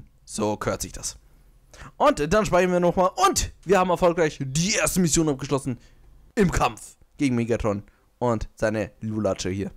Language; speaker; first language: German; native; German